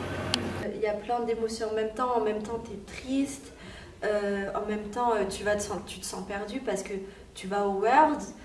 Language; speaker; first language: French; native; French